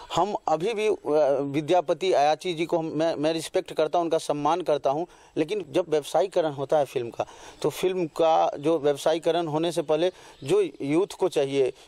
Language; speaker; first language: Hindi; non-native, local second language; Maithili